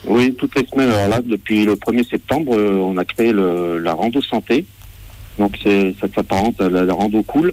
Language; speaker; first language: French; native; French